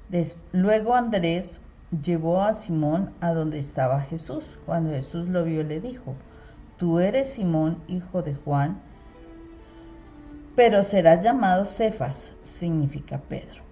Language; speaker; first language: Spanish; native; Spanish